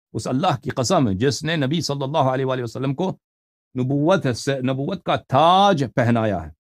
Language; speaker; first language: Urdu; non-native, fluent; Persian